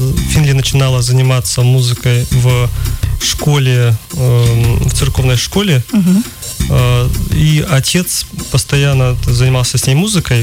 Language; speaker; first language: Russian; native; Russian